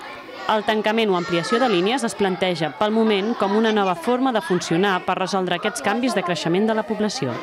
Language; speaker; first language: Catalan; native; Catalan